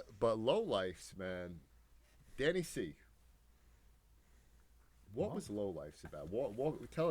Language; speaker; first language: English; native; English